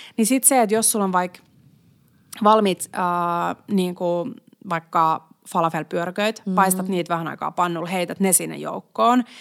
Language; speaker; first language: Finnish; non-native, local second language; Swedish